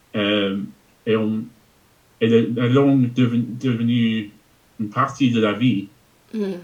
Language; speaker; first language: French; non-native, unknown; English